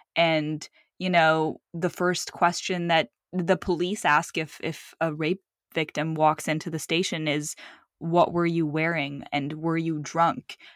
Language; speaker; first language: English; early bilingual, other home language; Arabic